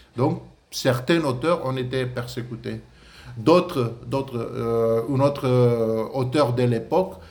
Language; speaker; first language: French; non-native, fluent; Romanian